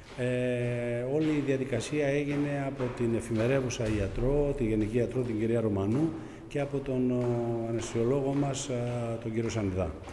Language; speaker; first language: Greek; native; Greek